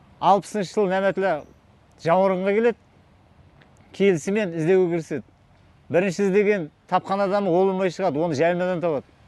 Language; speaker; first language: Kazakh; native; Kazakh